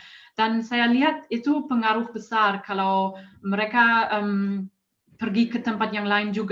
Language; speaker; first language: Indonesian; non-native, fluent; German